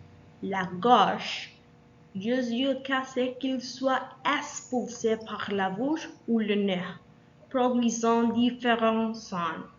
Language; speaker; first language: French; non-native, learner; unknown